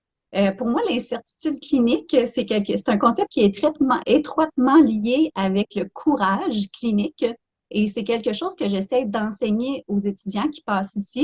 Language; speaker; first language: French; native; French